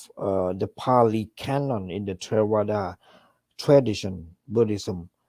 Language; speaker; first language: English; non-native, fluent; Thai